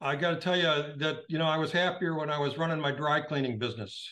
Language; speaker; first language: English; native; English